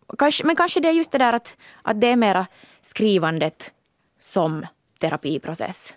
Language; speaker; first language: Swedish; native; Swedish